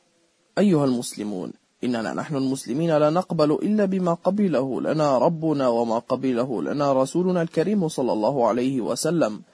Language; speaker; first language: Arabic; native; Arabic